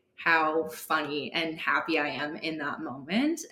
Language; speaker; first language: English; native; English